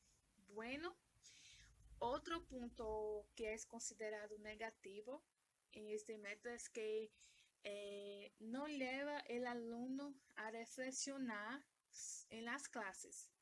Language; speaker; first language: Spanish; non-native, learner; Portuguese